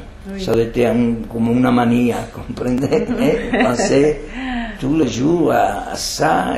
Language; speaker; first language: French; non-native, fluent; Spanish